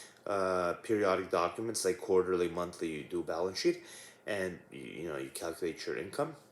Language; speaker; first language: English; native; English